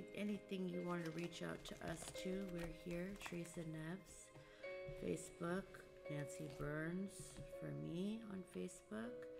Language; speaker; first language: English; early bilingual, other home language; Portuguese